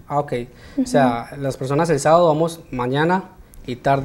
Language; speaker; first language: Spanish; native; Spanish